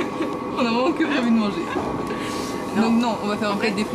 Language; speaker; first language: French; native; French